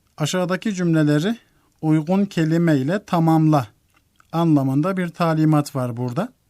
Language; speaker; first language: Turkish; native; Turkish